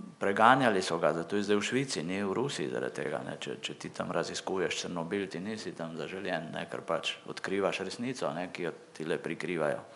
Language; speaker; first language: Slovenian; native; Slovenian